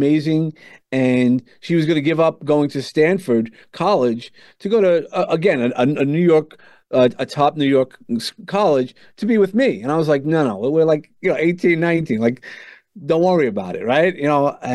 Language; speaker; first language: English; native; English